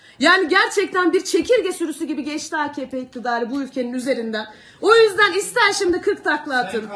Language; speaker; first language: Turkish; native; Turkish